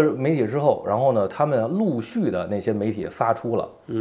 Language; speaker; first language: Chinese; native; Chinese